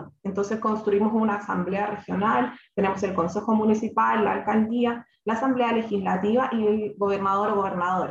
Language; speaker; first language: Spanish; native; Spanish